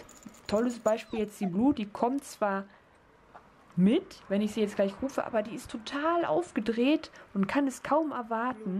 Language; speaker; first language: German; native; German